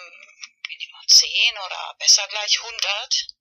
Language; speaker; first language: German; non-native, fluent; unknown